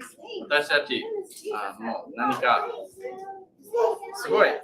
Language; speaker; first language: Japanese; non-native, learner; English